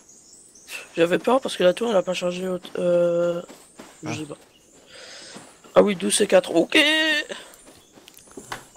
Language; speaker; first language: French; native; French